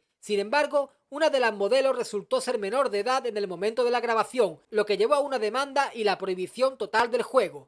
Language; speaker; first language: Spanish; native; Spanish